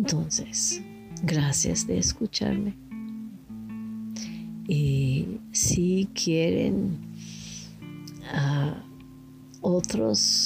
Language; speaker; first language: Spanish; non-native, learner; French